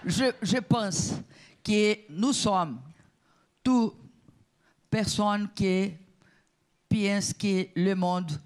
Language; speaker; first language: French; non-native, learner; Portuguese